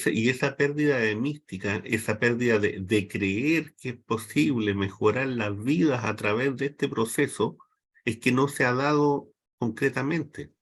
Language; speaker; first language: Spanish; native; Spanish